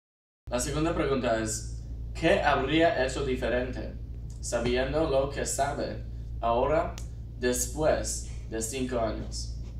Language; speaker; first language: Spanish; non-native, learner; English